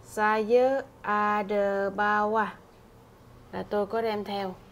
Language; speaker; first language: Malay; non-native, fluent; Vietnamese